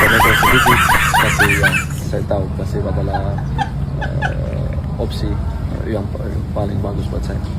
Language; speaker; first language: Indonesian; non-native, fluent; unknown